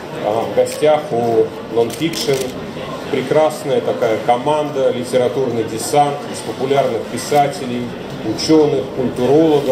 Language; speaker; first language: Russian; native; Russian